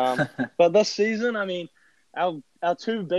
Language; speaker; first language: English; native; English